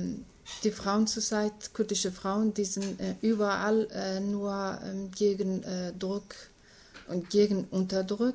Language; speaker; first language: German; non-native, learner; Kurdish